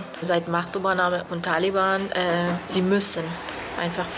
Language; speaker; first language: German; non-native, fluent; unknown